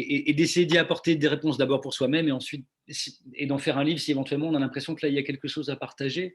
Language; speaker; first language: French; native; French